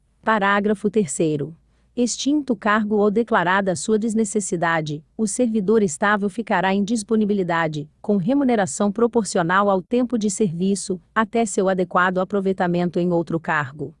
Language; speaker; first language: Portuguese; native; Portuguese